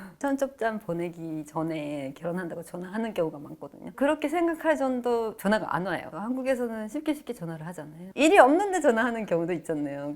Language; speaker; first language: Korean; non-native, fluent; Japanese